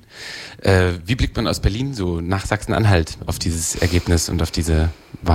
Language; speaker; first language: German; native; German